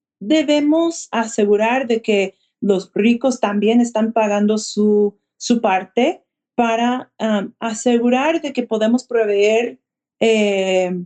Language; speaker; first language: Spanish; early bilingual, heritage; Spanish